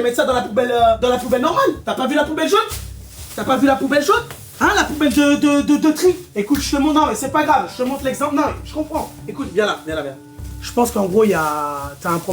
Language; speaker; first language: French; native; French